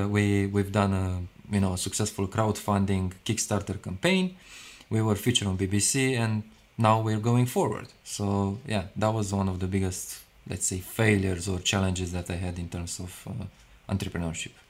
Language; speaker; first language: English; non-native, fluent; Romanian